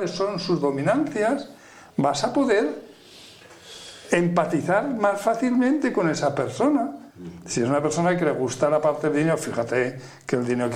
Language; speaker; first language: Spanish; native; Spanish